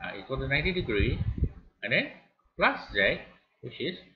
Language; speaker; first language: English; non-native, local second language; Malay